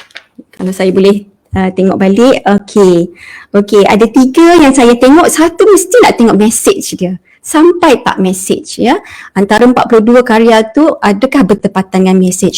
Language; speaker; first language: Malay; native; Malay